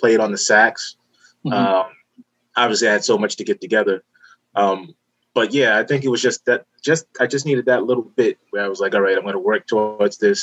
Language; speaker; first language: English; native; English